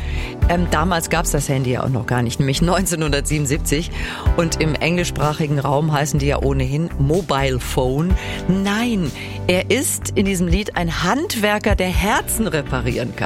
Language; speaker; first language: German; native; German